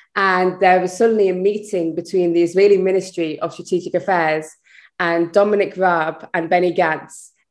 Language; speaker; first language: English; native; English